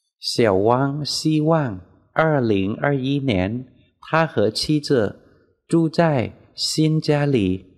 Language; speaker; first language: Chinese; non-native, fluent; Vietnamese